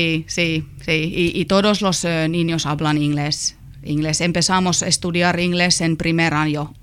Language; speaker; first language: Spanish; non-native, learner; Finnish